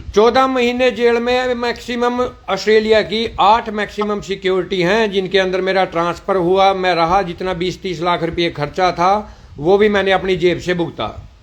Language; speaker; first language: Hindi; native; Hindi